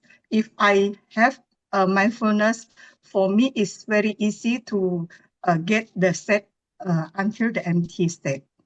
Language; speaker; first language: English; non-native, learner; Indonesian